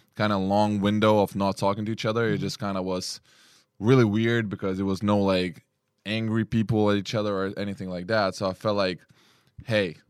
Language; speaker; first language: English; early bilingual, other home language; Lithuanian